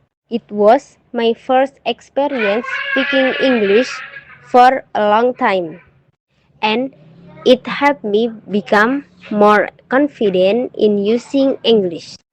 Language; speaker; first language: English; non-native, learner; Indonesian